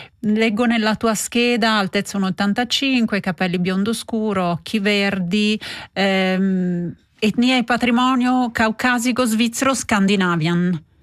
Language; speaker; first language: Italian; native; Italian